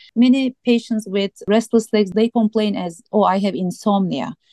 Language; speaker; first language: English; non-native, fluent; Turkish